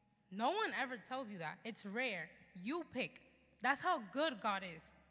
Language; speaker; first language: English; early bilingual, other home language; Spanish